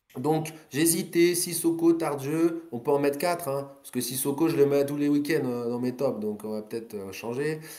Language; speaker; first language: French; native; French